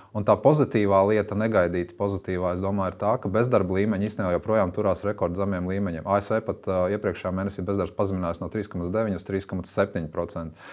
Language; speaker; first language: Latvian; native; Latvian